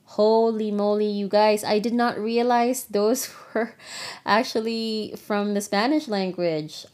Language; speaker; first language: English; non-native, local second language; Filipino